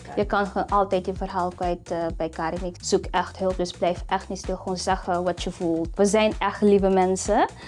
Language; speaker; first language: Dutch; non-native, local second language; Papiamento